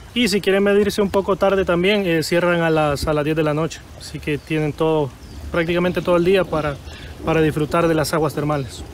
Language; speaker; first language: Spanish; native; Spanish